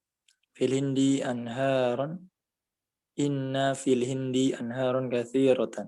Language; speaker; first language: Arabic; non-native, learner; Indonesian